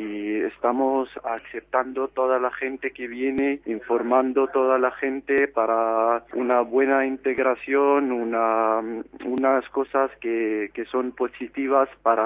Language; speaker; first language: Spanish; non-native, fluent; Arabic